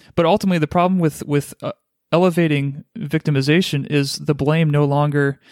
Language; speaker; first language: English; native; English